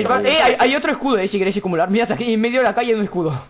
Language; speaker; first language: Spanish; native; Spanish